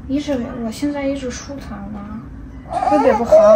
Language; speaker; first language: Chinese; non-native, learner; Ukrainian